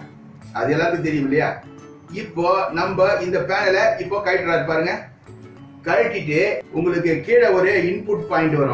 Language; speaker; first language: Tamil; native; Tamil